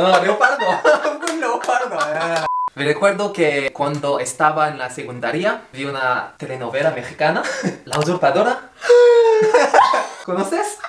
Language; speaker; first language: Spanish; non-native, fluent; French